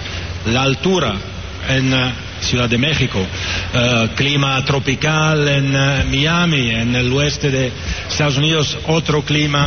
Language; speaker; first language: Spanish; non-native, fluent; Italian